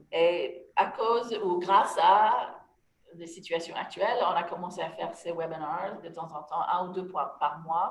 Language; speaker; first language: French; non-native, fluent; English